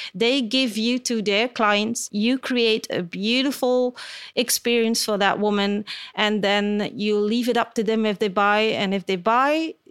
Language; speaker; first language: English; non-native, fluent; Dutch